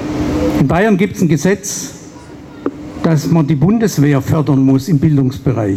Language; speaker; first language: German; native; German